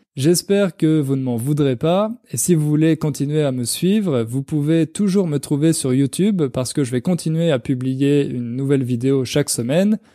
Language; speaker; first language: French; native; French